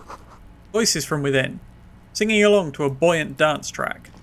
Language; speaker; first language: English; native; English